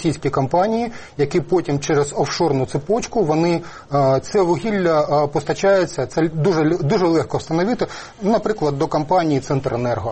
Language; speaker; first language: Ukrainian; native; Ukrainian